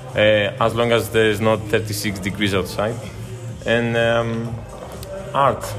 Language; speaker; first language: English; non-native, fluent; Greek